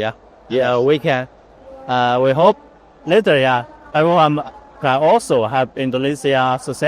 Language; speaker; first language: English; non-native, fluent; Chinese